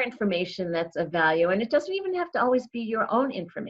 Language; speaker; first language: English; native; English